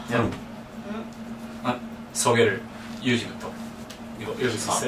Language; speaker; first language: Korean; non-native, fluent; Japanese